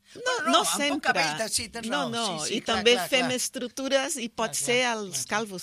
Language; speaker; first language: Catalan; non-native, fluent; Portuguese